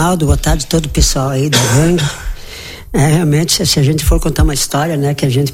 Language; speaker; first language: Portuguese; native; Portuguese